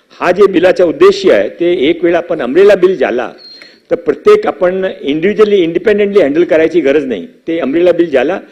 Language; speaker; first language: Marathi; non-native, local second language; Hindi